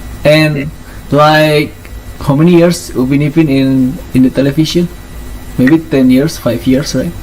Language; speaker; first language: English; non-native, local second language; Indonesian